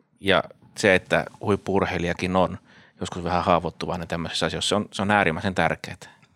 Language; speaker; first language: Finnish; native; Finnish